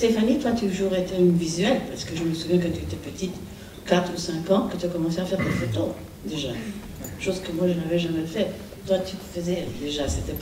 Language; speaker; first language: French; non-native, fluent; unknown